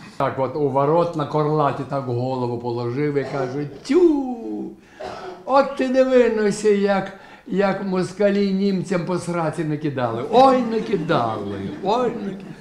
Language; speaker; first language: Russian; native; Russian